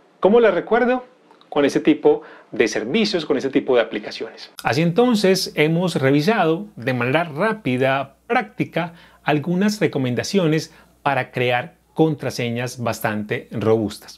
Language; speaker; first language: Spanish; native; Spanish